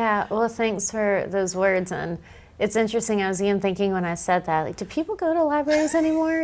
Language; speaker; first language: English; native; English